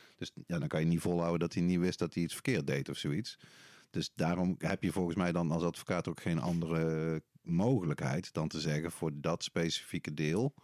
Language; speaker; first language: Dutch; native; Dutch